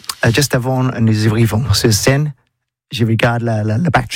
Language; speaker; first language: French; non-native, learner; English